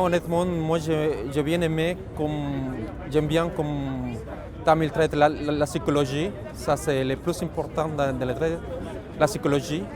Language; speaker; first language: French; non-native, fluent; Spanish